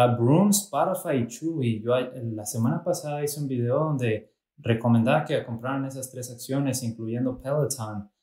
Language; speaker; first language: Spanish; early bilingual, heritage; Spanish